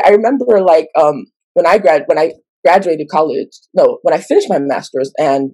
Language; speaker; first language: English; non-native, local second language; Yoruba